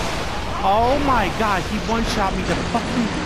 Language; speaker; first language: English; native; English